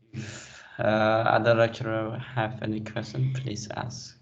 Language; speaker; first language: English; non-native, fluent; Khmer